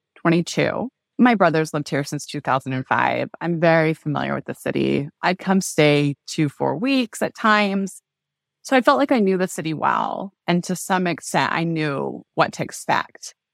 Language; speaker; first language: English; native; English